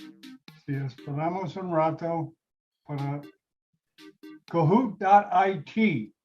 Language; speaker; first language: Spanish; non-native, learner; English